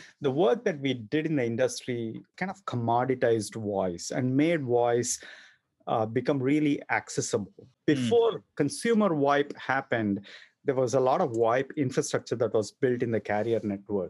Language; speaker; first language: English; non-native, local second language; Kannada